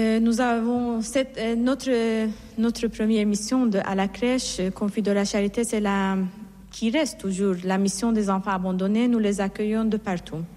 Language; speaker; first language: French; non-native, fluent; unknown